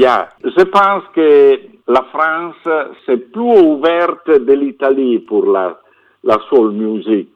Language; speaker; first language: French; non-native, fluent; Italian